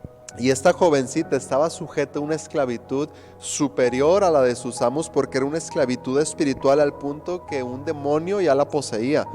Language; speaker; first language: Spanish; native; Spanish